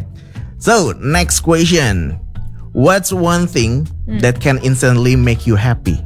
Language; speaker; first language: English; non-native, learner; Indonesian